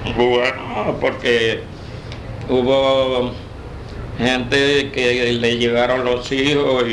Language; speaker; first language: Spanish; native; Spanish